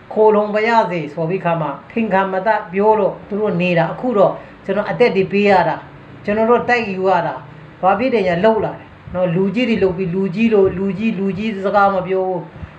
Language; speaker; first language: Burmese; non-native, local second language; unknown